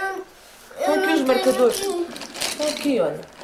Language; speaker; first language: Portuguese; native; Portuguese